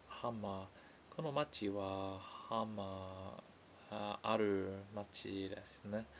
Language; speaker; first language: Japanese; non-native, learner; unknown